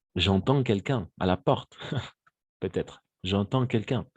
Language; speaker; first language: French; non-native, fluent; Spanish